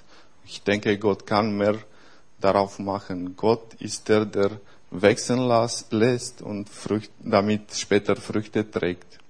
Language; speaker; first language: German; non-native, fluent; Romanian